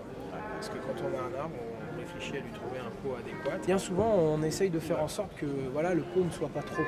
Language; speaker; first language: French; native; French